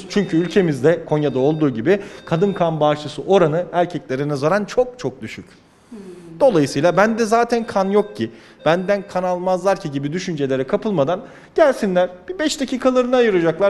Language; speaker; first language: Turkish; native; Turkish